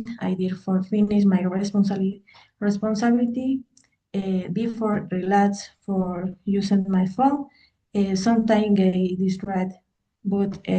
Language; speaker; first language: English; non-native, learner; Spanish